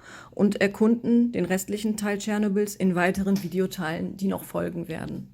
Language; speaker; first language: German; native; German